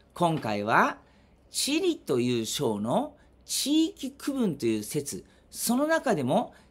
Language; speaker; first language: Japanese; native; Japanese